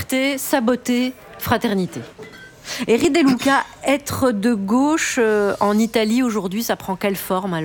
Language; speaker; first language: French; native; French